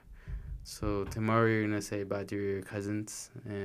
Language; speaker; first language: English; non-native, fluent; Spanish